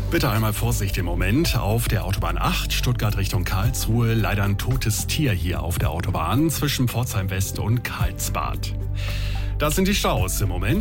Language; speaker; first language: German; native; German